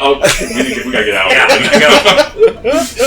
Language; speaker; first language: English; native; English